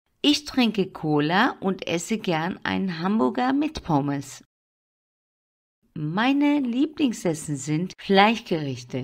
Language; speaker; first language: German; non-native, fluent; Turkish